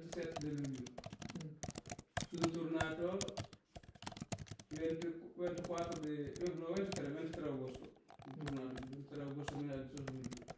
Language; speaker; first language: Italian; non-native, learner; Punjabi